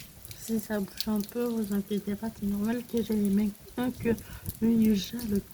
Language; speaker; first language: French; native; French